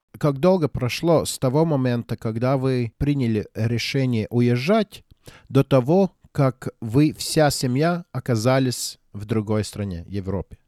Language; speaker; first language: Russian; non-native, local second language; Latvian